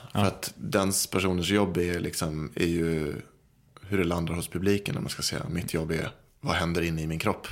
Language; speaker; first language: Swedish; native; Swedish